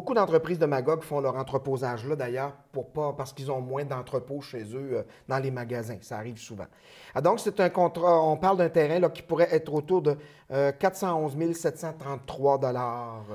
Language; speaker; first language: French; native; French